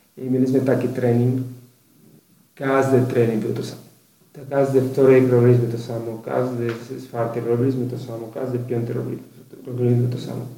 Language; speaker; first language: Polish; non-native, learner; Spanish